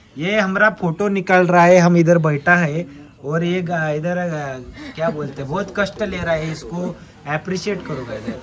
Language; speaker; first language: Hindi; non-native, local second language; Marathi